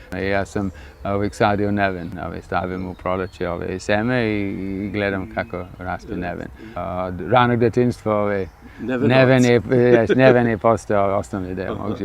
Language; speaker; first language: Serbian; non-native, fluent; English